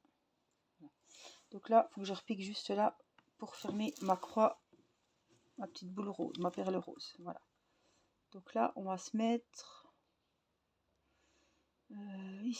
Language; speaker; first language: French; native; French